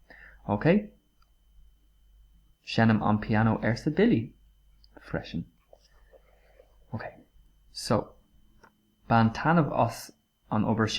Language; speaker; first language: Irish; non-native, local second language; English